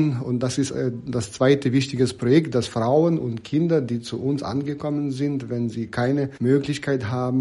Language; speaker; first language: German; non-native, fluent; Ukrainian